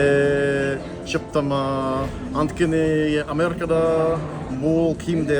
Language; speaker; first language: Kyrgyz; non-native, learner; English